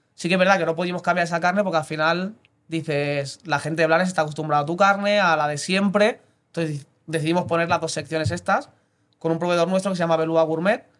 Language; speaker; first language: Spanish; native; Spanish